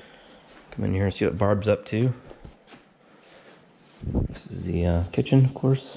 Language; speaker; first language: English; native; English